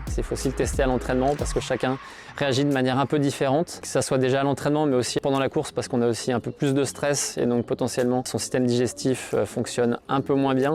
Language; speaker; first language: French; native; French